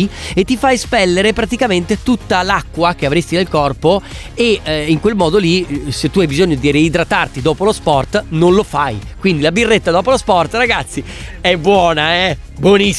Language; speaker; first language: Italian; native; Italian